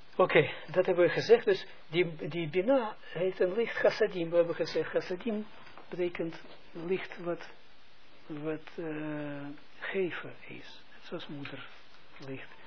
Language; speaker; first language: Dutch; non-native, fluent; Hebrew